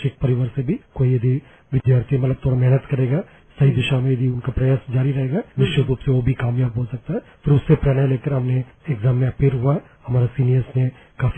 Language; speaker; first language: Hindi; non-native, local second language; Tamil